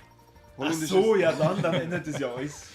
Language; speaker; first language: German; native; German